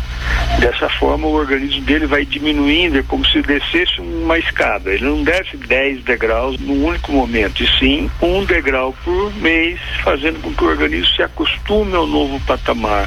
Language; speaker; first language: Portuguese; native; Portuguese